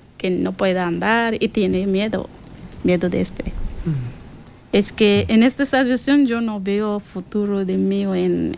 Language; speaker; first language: Spanish; non-native, learner; Persian